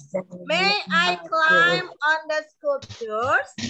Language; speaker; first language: English; non-native, learner; Indonesian